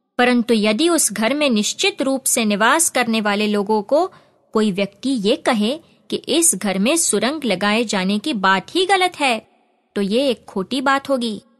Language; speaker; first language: Hindi; non-native, local second language; Marathi